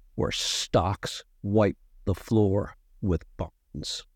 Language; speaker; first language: English; native; English